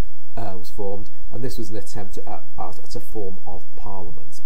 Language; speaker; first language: English; native; English